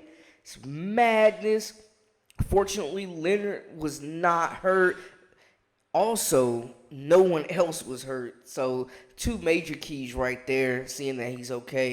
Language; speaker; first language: English; native; English